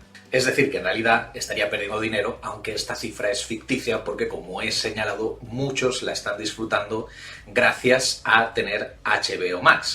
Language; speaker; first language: Spanish; native; Spanish